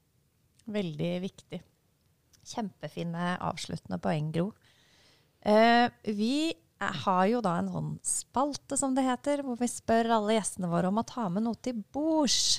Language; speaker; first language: Norwegian; native; Norwegian